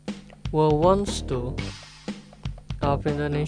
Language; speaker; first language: German; non-native, fluent; Indonesian